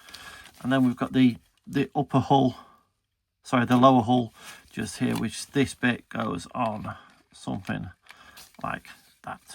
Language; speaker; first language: English; native; English